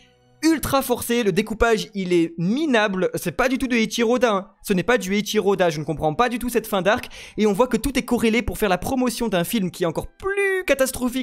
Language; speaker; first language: French; native; French